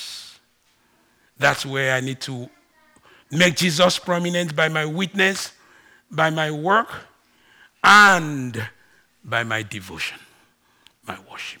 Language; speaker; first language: English; non-native, local second language; Ibibio